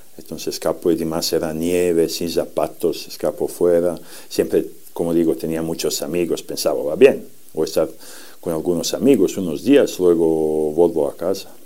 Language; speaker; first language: Spanish; non-native, fluent; Serbian